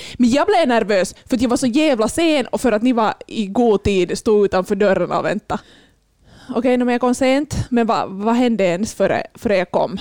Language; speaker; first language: Swedish; native; Swedish